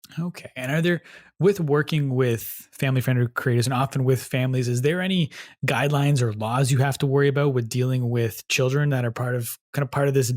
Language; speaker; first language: English; native; English